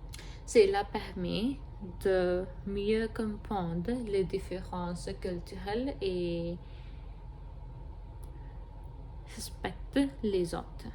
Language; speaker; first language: French; non-native, learner; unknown